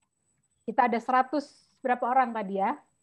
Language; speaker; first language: Indonesian; native; Indonesian